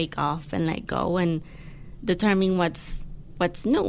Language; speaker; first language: English; non-native, fluent; Spanish